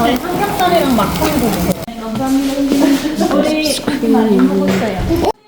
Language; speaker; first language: Korean; non-native, learner; Filipino